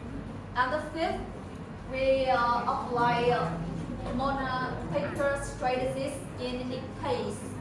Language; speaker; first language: English; non-native, learner; Vietnamese